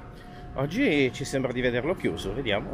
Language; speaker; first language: Italian; native; Italian